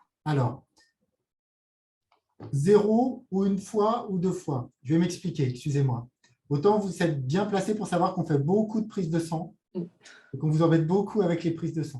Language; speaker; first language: French; native; French